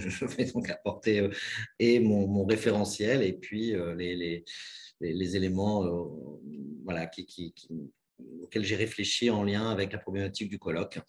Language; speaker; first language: French; native; French